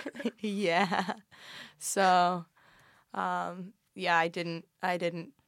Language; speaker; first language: English; native; English